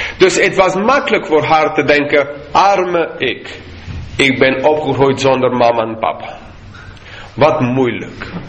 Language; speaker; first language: Dutch; non-native, fluent; English